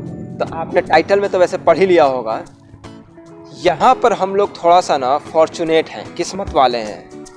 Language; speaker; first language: Hindi; native; Hindi